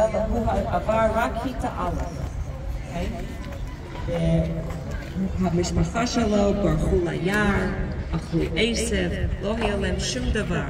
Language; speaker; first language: Hebrew; non-native, fluent; English